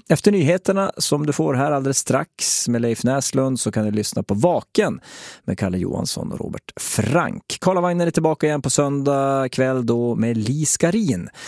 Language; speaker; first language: Swedish; native; Swedish